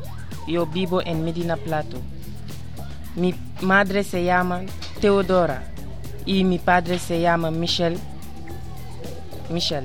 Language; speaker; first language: Spanish; non-native, learner; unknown